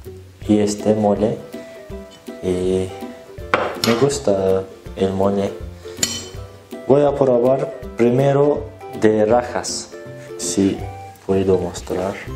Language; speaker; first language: Spanish; non-native, learner; Turkish